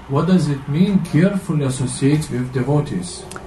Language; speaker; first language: English; non-native, fluent; Lithuanian